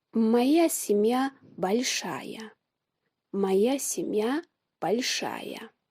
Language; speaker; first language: Russian; non-native, fluent; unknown